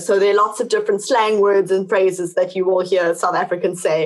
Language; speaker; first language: English; native; English